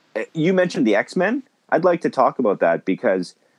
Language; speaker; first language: English; native; English